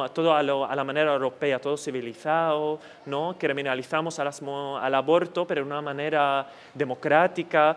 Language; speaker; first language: Spanish; non-native, fluent; Arabic